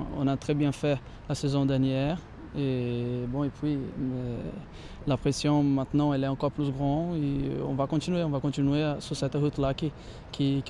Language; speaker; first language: French; non-native, learner; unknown